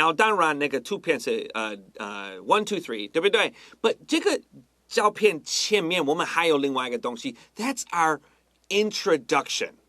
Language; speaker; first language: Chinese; non-native, fluent; English